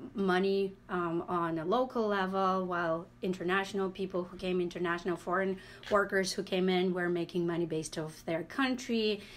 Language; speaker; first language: English; non-native, fluent; Latvian